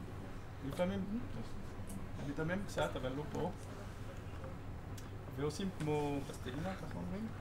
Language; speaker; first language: Hebrew; non-native, fluent; French